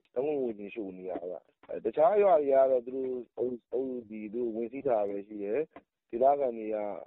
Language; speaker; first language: Burmese; native; Burmese